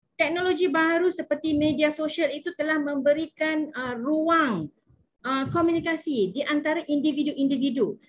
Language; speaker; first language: Malay; native; Malay